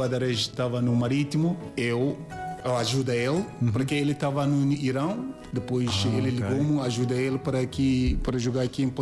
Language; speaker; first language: Portuguese; non-native, learner; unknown